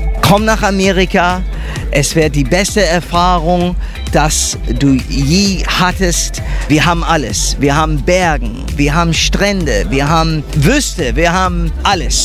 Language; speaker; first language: German; non-native, fluent; English